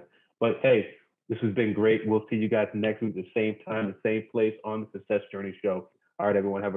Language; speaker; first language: English; native; English